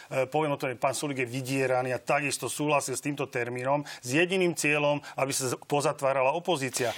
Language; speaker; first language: Slovak; native; Slovak